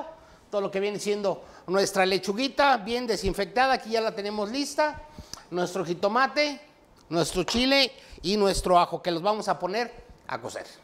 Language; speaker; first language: Spanish; native; Spanish